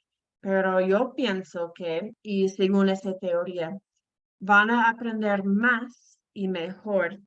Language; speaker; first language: Spanish; non-native, fluent; English